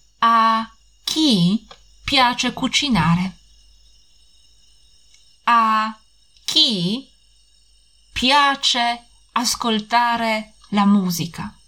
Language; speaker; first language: Italian; non-native, fluent; Polish